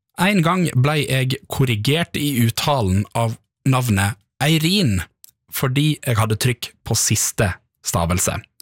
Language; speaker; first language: Norwegian; native; Norwegian